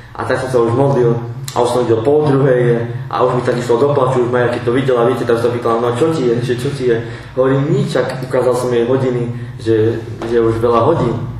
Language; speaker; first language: Slovak; non-native, local second language; Romany